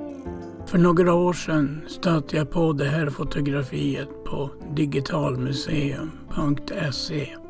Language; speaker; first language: Swedish; native; Swedish